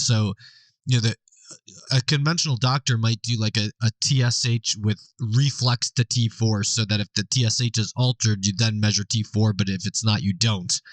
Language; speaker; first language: English; native; English